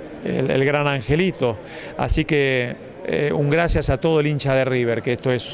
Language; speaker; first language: Spanish; native; Spanish